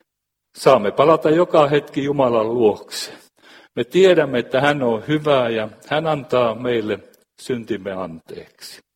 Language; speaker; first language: Finnish; native; Finnish